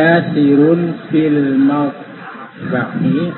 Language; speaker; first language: Arabic; non-native, learner; Indonesian